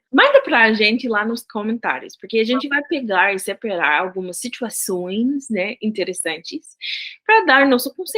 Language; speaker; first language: Portuguese; non-native, fluent; English